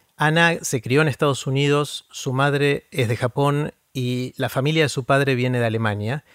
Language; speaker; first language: Spanish; native; Spanish